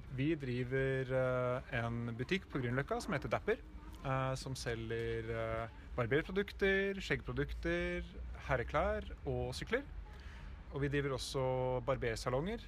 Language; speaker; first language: Norwegian; native; Norwegian